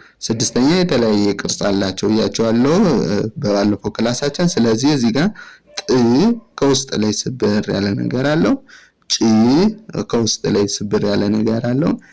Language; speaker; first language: Amharic; native; Amharic